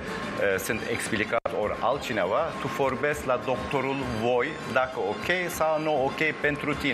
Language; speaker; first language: Romanian; non-native, learner; Turkish